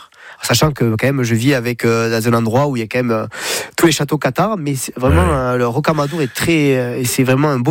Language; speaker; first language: French; native; French